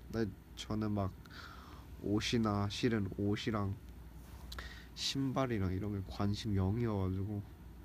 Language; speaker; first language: Korean; early bilingual, heritage; Korean